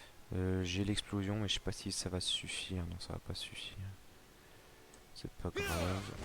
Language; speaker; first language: French; native; French